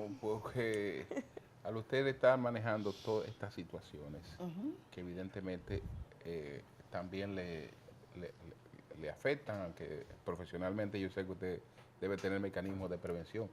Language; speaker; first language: Spanish; native; Spanish